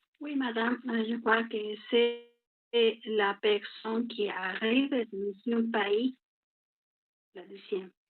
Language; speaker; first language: French; non-native, learner; Spanish